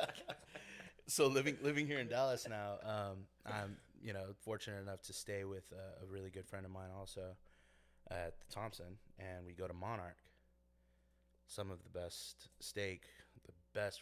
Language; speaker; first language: English; native; English